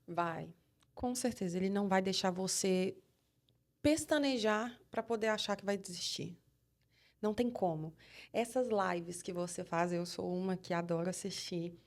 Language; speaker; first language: Portuguese; native; Portuguese